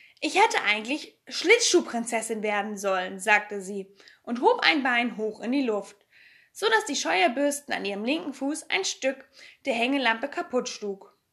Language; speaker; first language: German; native; German